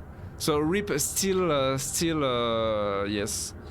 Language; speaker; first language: English; non-native, learner; French